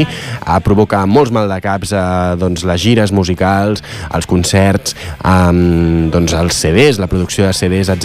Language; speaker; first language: Catalan; native; Catalan